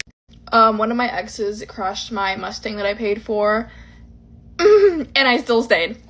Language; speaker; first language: English; native; English